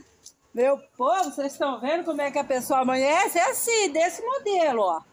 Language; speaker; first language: Portuguese; native; Portuguese